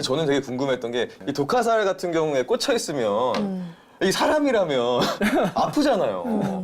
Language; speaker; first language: Korean; native; Korean